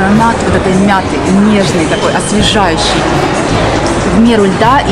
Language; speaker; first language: Russian; native; Russian